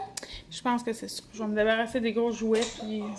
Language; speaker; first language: French; native; French